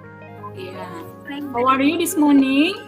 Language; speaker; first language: English; non-native, learner; Indonesian